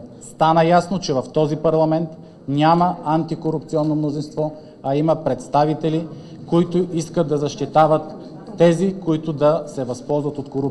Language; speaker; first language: Bulgarian; native; Bulgarian